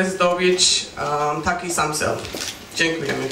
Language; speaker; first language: Polish; non-native, learner; English